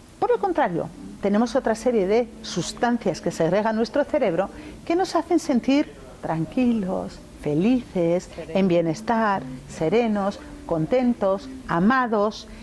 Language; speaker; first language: Spanish; early bilingual, other home language; English